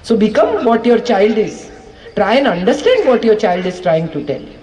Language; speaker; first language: English; non-native, local second language; Gujarati